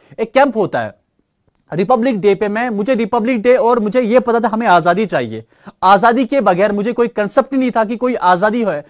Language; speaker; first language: Hindi; non-native, local second language; Kashmiri